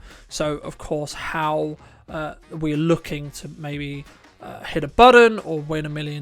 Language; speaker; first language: English; native; English